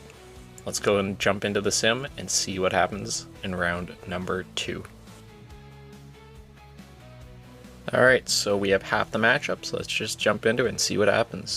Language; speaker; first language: English; native; English